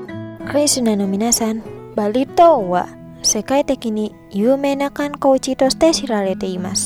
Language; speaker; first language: Japanese; non-native, fluent; Indonesian